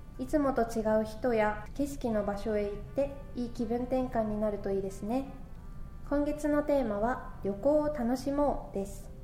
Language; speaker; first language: Japanese; native; Japanese